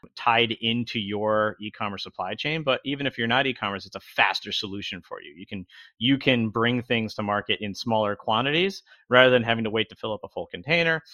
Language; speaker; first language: English; native; English